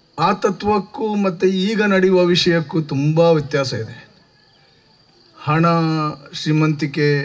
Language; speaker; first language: Kannada; native; Kannada